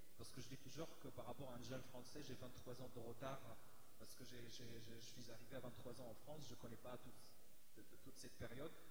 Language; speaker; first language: French; non-native, fluent; Arabic